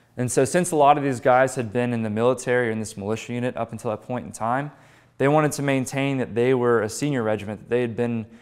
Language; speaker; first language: English; native; English